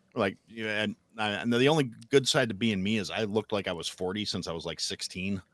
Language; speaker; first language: English; native; English